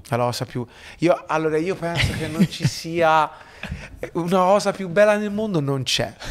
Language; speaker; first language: Italian; native; Italian